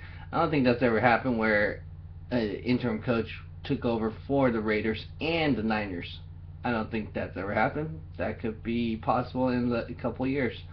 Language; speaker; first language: English; native; English